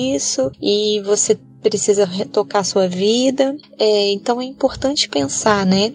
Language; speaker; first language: Portuguese; native; Portuguese